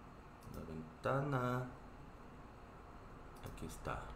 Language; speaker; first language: Spanish; non-native, fluent; Korean